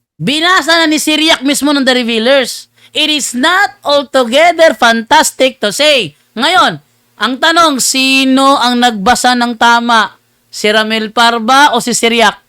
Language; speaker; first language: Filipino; native; Filipino